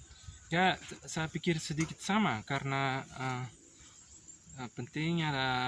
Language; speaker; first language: Indonesian; non-native, learner; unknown